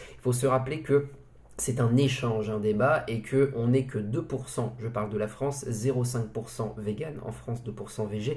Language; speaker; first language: French; native; French